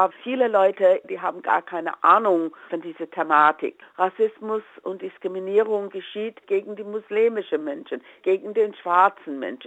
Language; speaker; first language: German; non-native, fluent; English